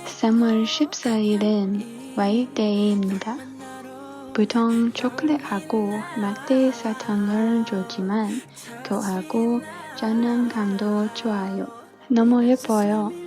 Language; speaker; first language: Korean; non-native, learner; English